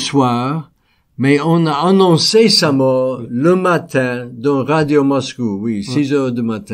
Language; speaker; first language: French; non-native, fluent; English